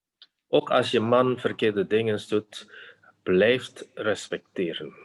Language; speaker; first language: Dutch; non-native, fluent; Indonesian